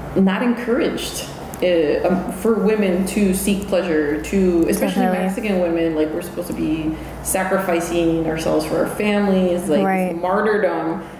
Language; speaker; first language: English; early bilingual, other home language; Spanish